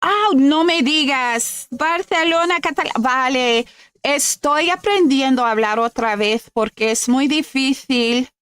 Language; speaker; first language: Spanish; non-native, learner; English